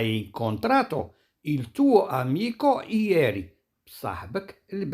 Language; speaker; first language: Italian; non-native, fluent; Arabic